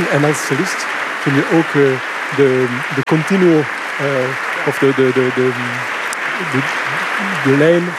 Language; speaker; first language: Dutch; non-native, local second language; French